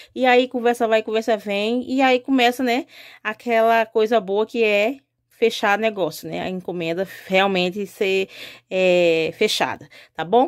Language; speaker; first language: Portuguese; native; Portuguese